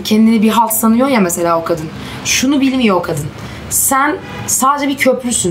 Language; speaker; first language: Turkish; native; Turkish